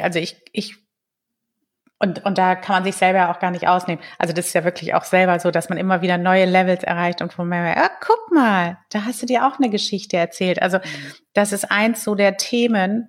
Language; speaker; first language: German; native; German